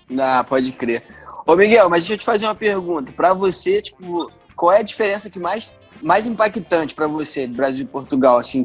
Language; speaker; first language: Portuguese; native; Portuguese